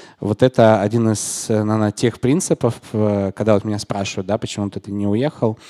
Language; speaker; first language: Russian; native; Russian